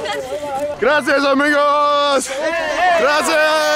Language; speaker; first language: Spanish; non-native, learner; English